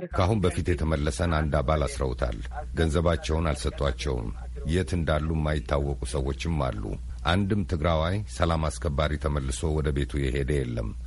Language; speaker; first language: Amharic; non-native, local second language; Tigrinya